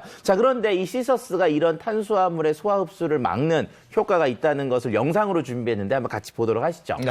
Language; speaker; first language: Korean; native; Korean